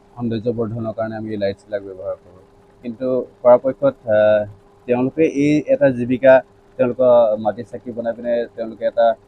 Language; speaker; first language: Assamese; native; Assamese